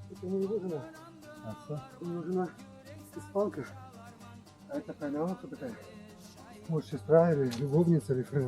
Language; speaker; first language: Russian; native; Russian